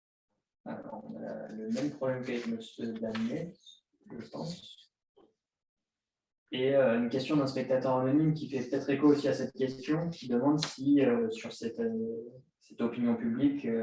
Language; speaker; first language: French; native; French